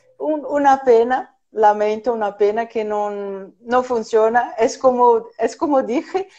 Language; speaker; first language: Spanish; non-native, fluent; Portuguese